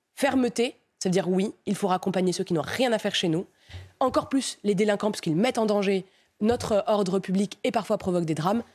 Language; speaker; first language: French; native; French